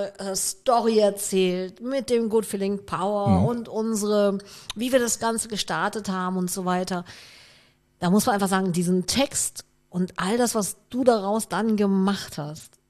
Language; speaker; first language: German; native; German